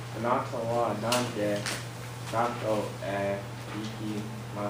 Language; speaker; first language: Japanese; non-native, learner; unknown